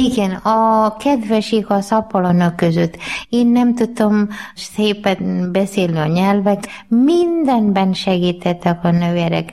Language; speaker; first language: Hungarian; non-native, learner; Malayalam